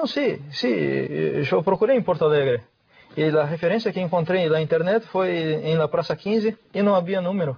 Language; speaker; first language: Spanish; non-native, fluent; Portuguese